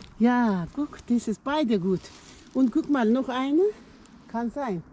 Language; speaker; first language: German; non-native, learner; Turkish